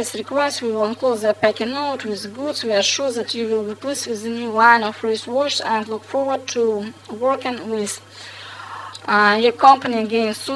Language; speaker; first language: English; non-native, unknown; Russian